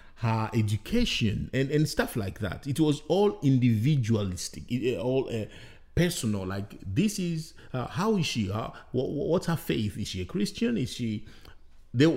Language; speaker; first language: English; non-native, fluent; Bembe